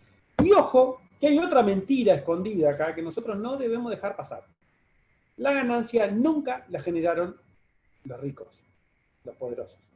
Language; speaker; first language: Spanish; native; Spanish